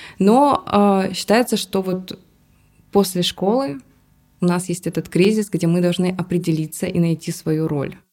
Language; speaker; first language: Russian; native; Russian